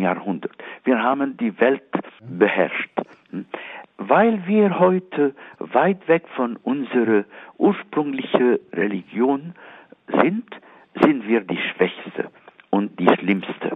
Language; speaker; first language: German; non-native, fluent; Arabic